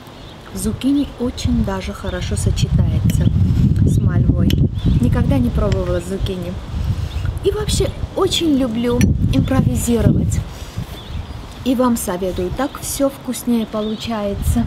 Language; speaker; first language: Russian; non-native, local second language; Armenian